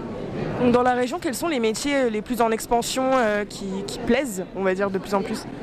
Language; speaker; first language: French; native; French